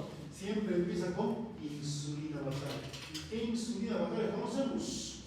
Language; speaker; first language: Spanish; native; Spanish